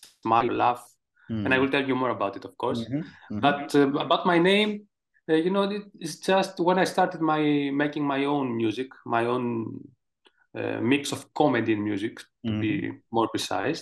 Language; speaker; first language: English; non-native, fluent; Greek